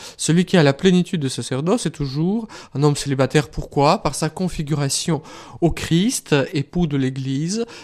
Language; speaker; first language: French; non-native, fluent; Russian